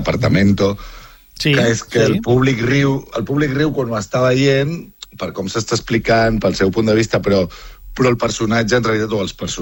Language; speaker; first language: Catalan; native; Catalan